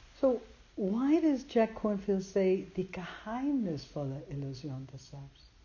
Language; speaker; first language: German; non-native, fluent; English